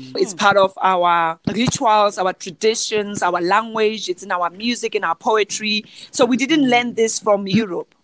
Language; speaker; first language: English; non-native, local second language; Southern Sotho